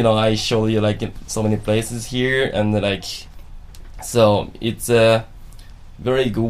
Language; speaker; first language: English; non-native, fluent; Japanese